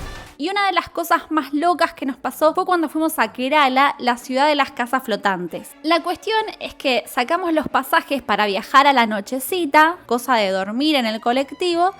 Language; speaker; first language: Spanish; native; Spanish